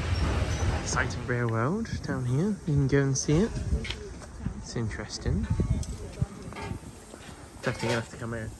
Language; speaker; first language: English; native; English